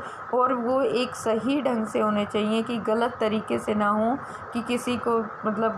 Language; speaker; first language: Hindi; native; Hindi